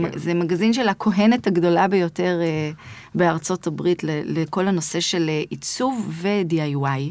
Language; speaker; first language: Hebrew; native; Hebrew